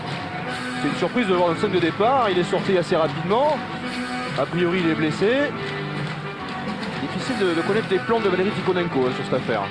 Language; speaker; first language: French; native; French